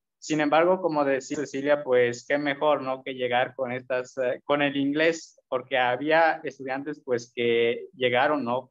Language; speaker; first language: Spanish; non-native, local second language; Zapotec